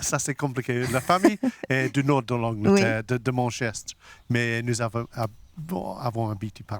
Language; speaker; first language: French; non-native, learner; English